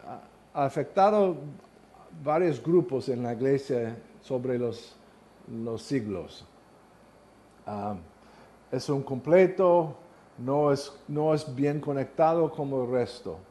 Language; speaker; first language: Spanish; non-native, learner; English